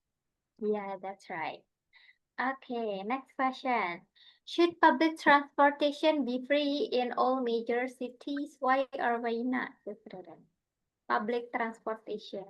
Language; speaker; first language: English; non-native, fluent; Indonesian